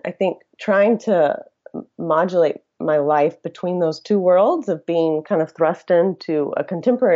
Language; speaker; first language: English; native; English